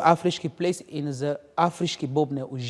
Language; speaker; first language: Slovenian; non-native, learner; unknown